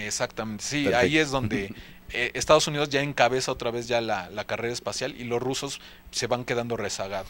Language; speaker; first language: Spanish; native; Spanish